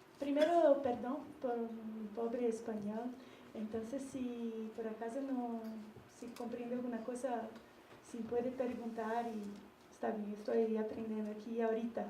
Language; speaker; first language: Spanish; non-native, learner; Portuguese